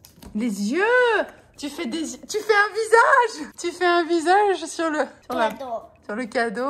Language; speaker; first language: French; native; French